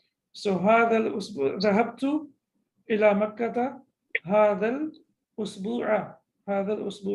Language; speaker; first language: Arabic; non-native, fluent; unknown